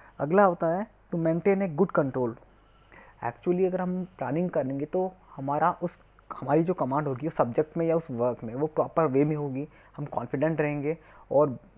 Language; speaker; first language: Hindi; native; Hindi